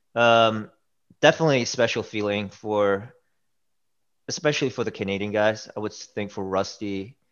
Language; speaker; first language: English; early bilingual, other home language; German